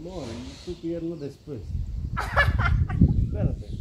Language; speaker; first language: Spanish; non-native, learner; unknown